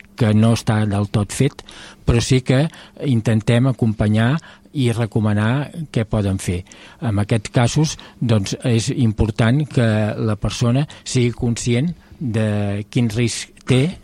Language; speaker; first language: Catalan; native; Catalan